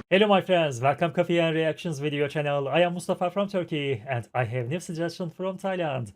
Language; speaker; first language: English; non-native, fluent; Turkish